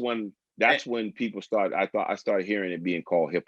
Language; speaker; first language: English; native; English